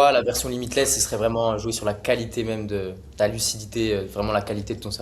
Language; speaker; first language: French; native; French